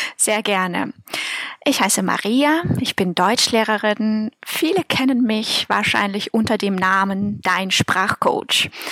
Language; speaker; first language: German; non-native, fluent; Russian